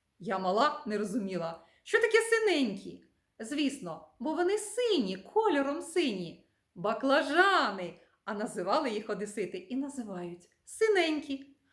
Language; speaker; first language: Ukrainian; native; Ukrainian